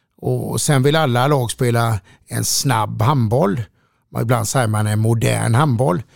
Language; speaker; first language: Swedish; native; Swedish